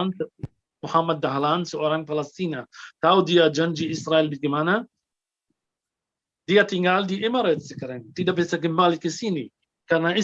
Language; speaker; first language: Indonesian; non-native, fluent; Arabic